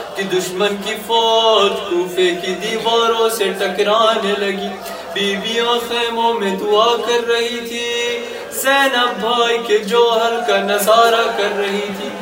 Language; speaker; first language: Urdu; native; Urdu